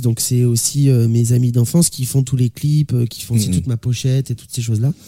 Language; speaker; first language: French; native; French